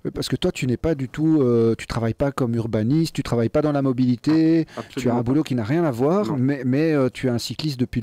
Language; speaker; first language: French; native; French